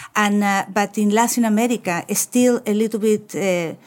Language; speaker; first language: English; non-native, fluent; Spanish